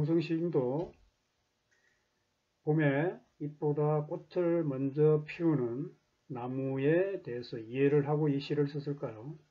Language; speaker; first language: Korean; native; Korean